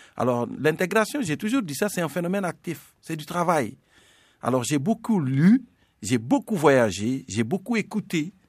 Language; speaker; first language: French; non-native, local second language; Serer